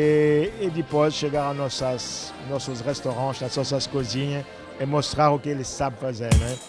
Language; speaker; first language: Portuguese; non-native, fluent; French